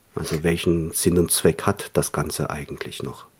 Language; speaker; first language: German; early bilingual, other home language; Korean